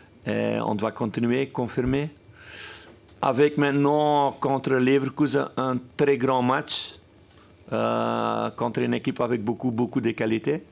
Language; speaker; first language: French; non-native, fluent; Dutch